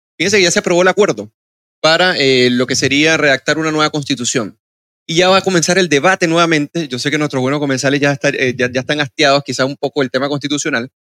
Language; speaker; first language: Spanish; native; Spanish